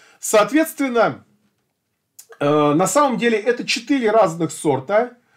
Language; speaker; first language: Russian; native; Russian